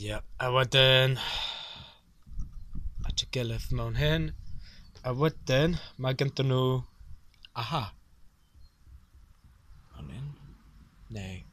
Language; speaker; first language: Welsh; non-native, learner; English